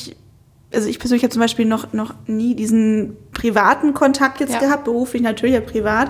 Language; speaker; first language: German; native; German